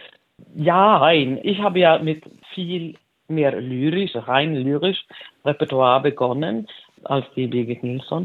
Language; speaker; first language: German; non-native, fluent; Swedish